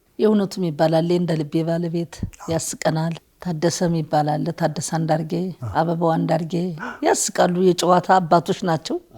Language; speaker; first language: Amharic; native; Amharic